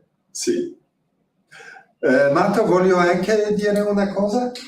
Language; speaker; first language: Italian; non-native, fluent; French